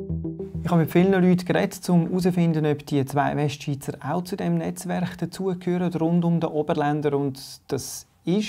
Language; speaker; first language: German; native; German